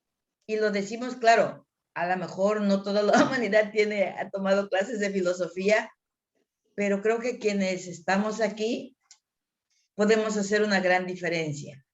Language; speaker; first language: Spanish; native; Spanish